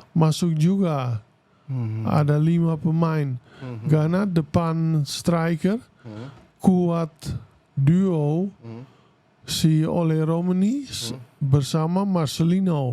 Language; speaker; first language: Indonesian; non-native, fluent; Dutch